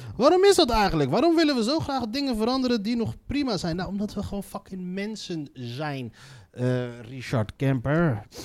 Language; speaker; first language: Dutch; native; Dutch